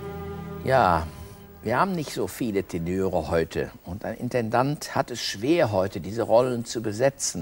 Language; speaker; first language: German; native; German